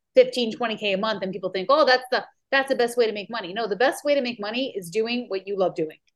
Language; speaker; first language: English; native; English